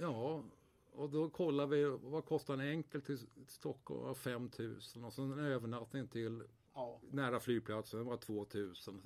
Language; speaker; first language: Swedish; native; Swedish